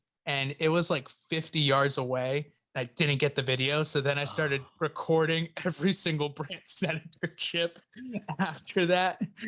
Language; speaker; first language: English; native; English